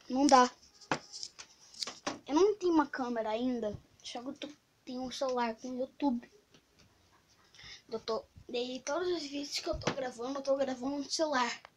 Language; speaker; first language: Portuguese; native; Portuguese